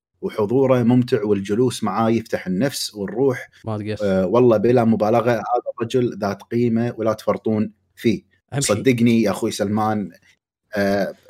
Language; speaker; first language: Arabic; native; Arabic